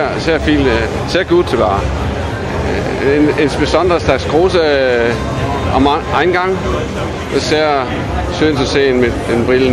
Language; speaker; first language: German; non-native, learner; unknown